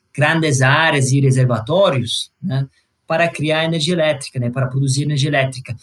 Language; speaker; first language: Portuguese; non-native, fluent; Italian